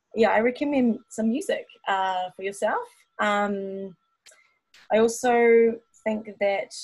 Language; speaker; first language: English; native; English